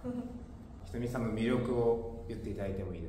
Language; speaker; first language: Japanese; native; Japanese